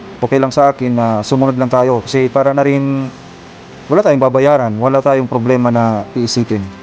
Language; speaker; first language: Filipino; non-native, local second language; Waray